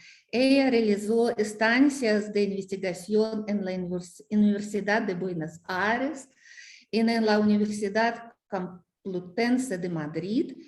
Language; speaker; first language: Spanish; non-native, fluent; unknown